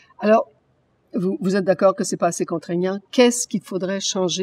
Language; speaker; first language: French; native; French